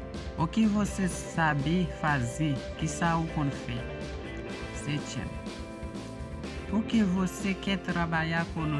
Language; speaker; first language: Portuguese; non-native, learner; Haitian Creole